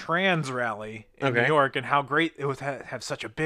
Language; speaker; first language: English; native; English